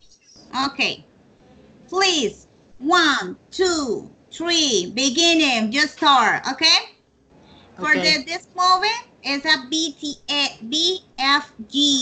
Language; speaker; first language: English; non-native, learner; Spanish